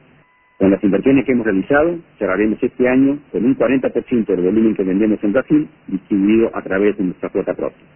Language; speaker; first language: Spanish; native; Spanish